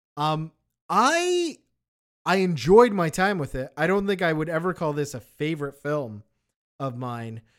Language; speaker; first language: English; native; English